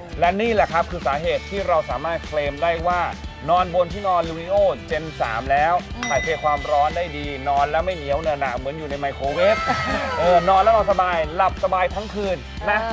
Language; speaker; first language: Thai; native; Thai